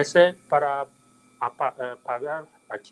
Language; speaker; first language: Spanish; non-native, learner; Igbo